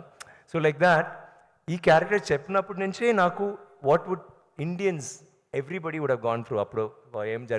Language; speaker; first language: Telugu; non-native, learner; Tamil